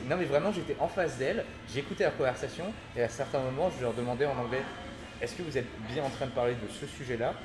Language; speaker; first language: French; native; French